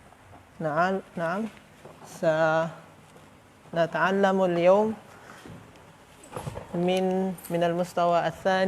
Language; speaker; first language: Arabic; non-native, fluent; Malay